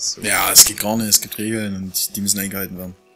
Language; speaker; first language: German; native; German